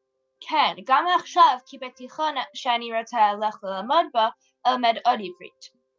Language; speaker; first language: Hebrew; non-native, learner; English